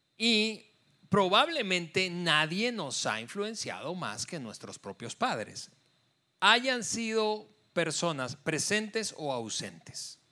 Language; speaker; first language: Spanish; native; Spanish